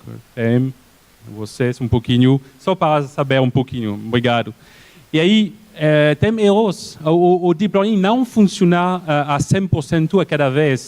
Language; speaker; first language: Portuguese; non-native, fluent; French